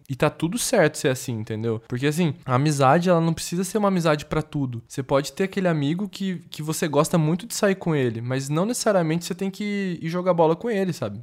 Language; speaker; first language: Portuguese; native; Portuguese